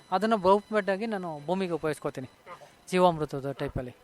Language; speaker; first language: Kannada; native; Kannada